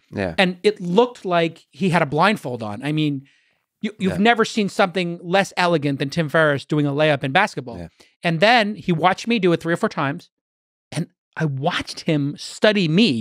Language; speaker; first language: English; native; English